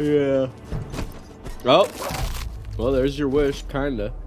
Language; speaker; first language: English; native; English